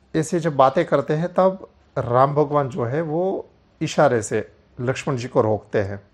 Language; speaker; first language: Hindi; non-native, local second language; Gujarati